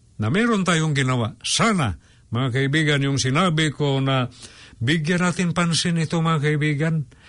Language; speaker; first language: Filipino; non-native, local second language; Cebuano